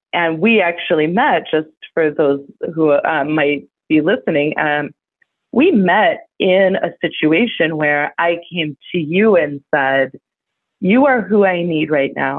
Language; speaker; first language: English; native; English